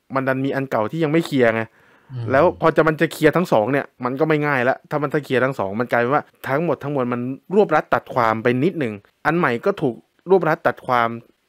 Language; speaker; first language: Thai; native; Thai